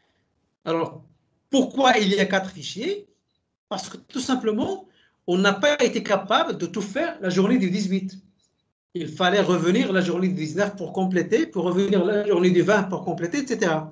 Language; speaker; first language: French; native; French